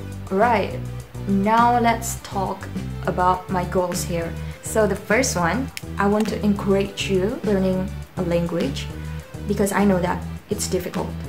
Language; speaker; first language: English; non-native, fluent; Indonesian